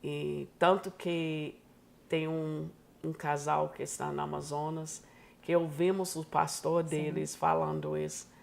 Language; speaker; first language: Portuguese; non-native, fluent; English